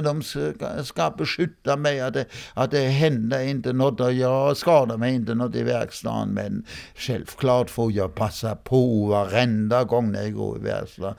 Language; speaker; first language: Swedish; non-native, fluent; German